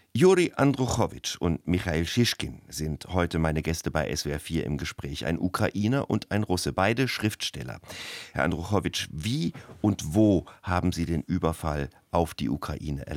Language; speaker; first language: German; native; German